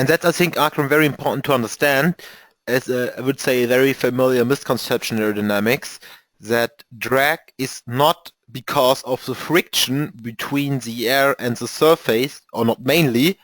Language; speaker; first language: English; non-native, fluent; German